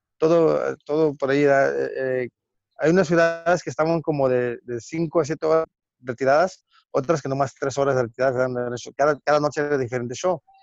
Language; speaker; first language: Spanish; early bilingual, heritage; Spanish